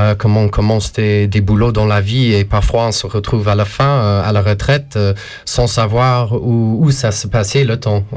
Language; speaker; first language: French; non-native, fluent; English